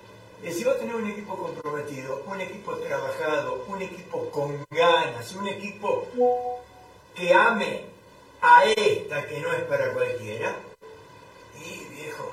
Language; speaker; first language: Spanish; native; Spanish